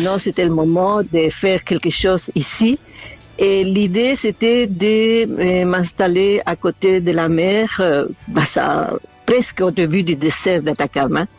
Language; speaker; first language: French; non-native, fluent; Spanish